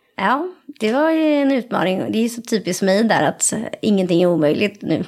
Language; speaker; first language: Swedish; native; Swedish